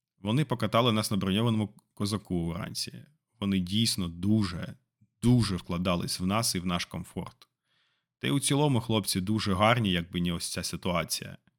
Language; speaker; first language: Ukrainian; non-native, local second language; Russian